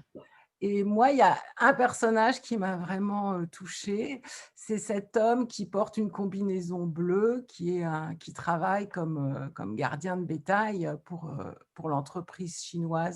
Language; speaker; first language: French; native; French